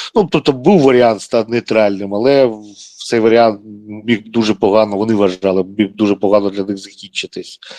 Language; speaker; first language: Ukrainian; non-native, local second language; Russian